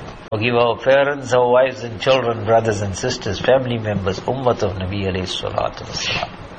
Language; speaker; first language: English; early bilingual, other home language; Urdu